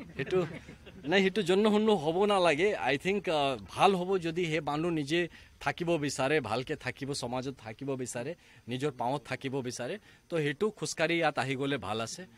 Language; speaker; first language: Assamese; non-native, fluent; Hindi